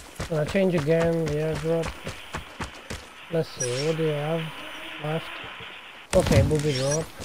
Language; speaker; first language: English; non-native, fluent; Italian